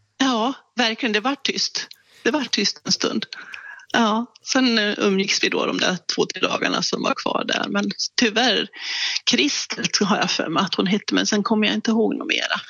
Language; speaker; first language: Swedish; native; Swedish